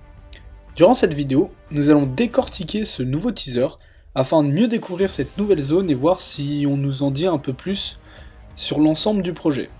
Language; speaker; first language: French; native; French